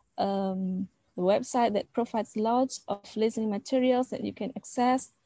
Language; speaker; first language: English; non-native, fluent; Indonesian